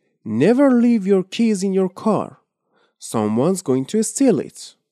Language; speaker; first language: English; non-native, fluent; Persian